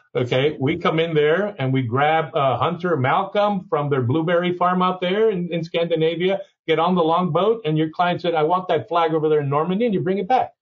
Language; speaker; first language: English; early bilingual, other home language; Spanish